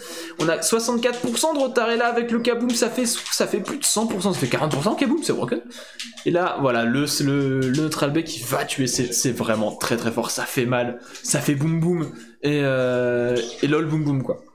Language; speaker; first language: French; native; French